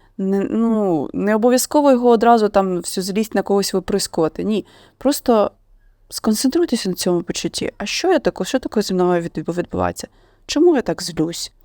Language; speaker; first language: Ukrainian; non-native, local second language; Russian